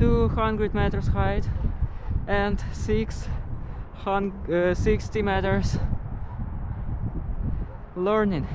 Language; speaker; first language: English; non-native, learner; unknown